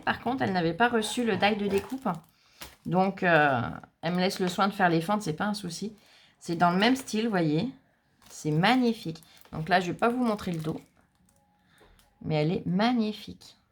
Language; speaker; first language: French; native; French